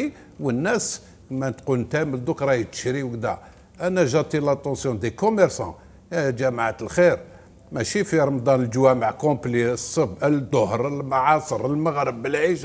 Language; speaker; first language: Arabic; native; Arabic